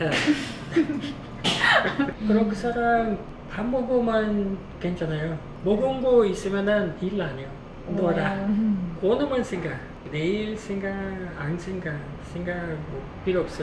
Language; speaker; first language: Korean; non-native, learner; Portuguese